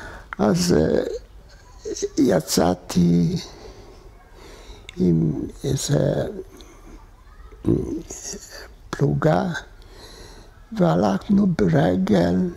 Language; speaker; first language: Hebrew; non-native, fluent; Hungarian